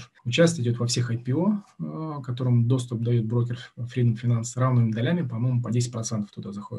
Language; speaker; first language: Russian; native; Russian